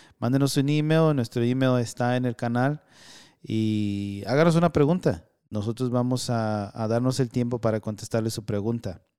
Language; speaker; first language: Spanish; early bilingual, heritage; Spanish